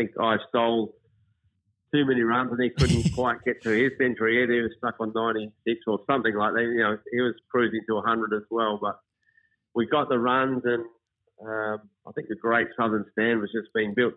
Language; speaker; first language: English; native; English